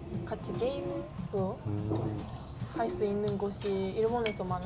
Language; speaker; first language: Korean; non-native, learner; Japanese